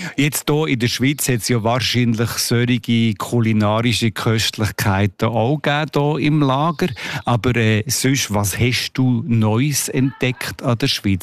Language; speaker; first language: German; native; German